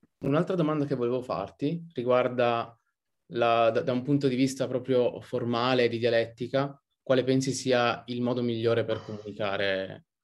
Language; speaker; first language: Italian; native; Italian